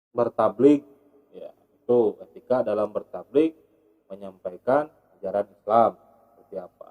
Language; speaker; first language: Indonesian; native; Indonesian